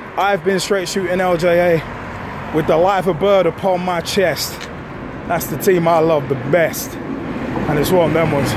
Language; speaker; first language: English; native; English